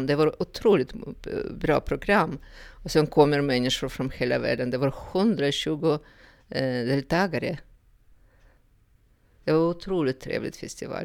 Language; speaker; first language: Swedish; non-native, fluent; Russian